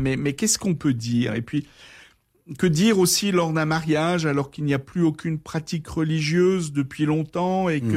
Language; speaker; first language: French; native; French